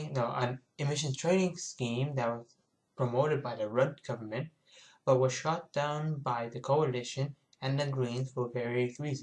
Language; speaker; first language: English; native; English